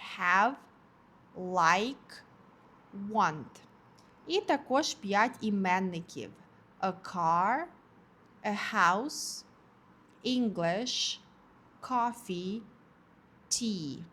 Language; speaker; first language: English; non-native, fluent; Ukrainian